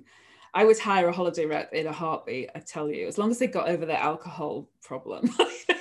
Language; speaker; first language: English; native; English